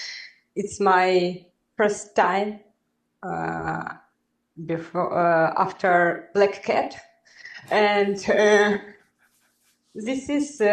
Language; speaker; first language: English; non-native, learner; Belarusian